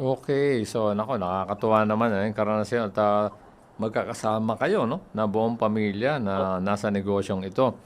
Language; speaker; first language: Filipino; native; Filipino